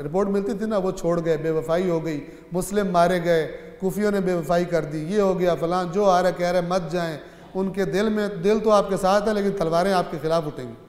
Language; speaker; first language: Urdu; non-native, local second language; Punjabi